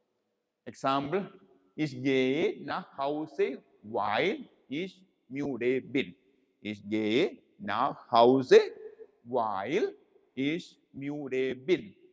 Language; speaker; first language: German; non-native, learner; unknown